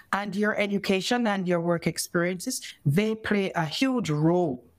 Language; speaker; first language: English; native; English